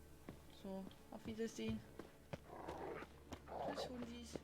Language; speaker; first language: German; native; German